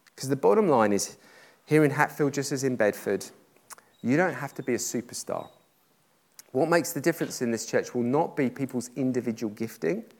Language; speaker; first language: English; native; English